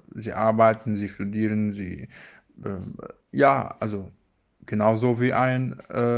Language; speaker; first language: German; non-native, fluent; Arabic